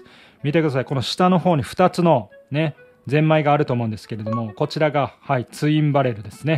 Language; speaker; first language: Japanese; native; Japanese